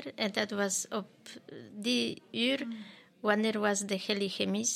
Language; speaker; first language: Dutch; non-native, fluent; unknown